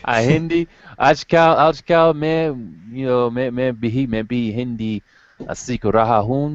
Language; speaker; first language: Hindi; non-native, learner; English